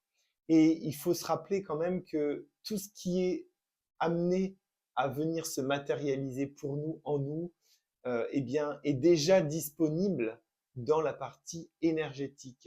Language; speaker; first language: French; native; French